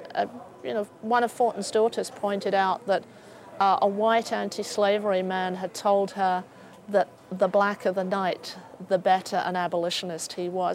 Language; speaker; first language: English; native; English